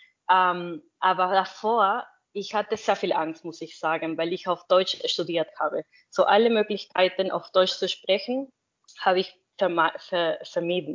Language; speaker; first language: German; non-native, fluent; Spanish